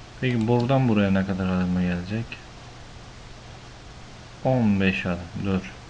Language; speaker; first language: Turkish; native; Turkish